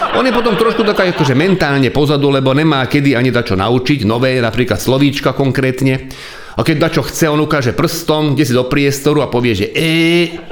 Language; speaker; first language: Slovak; non-native, local second language; Hungarian